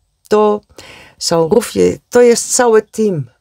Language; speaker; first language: Polish; non-native, learner; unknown